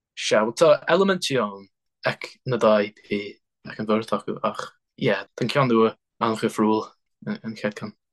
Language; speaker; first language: Irish; non-native, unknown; English